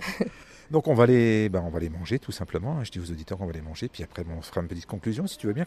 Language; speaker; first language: French; native; French